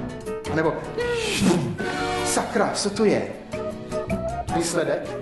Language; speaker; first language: Czech; non-native, fluent; English